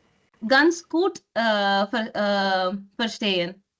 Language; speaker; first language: German; non-native, learner; Tamil